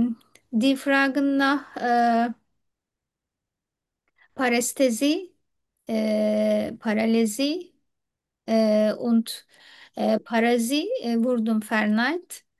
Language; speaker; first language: German; non-native, learner; Turkish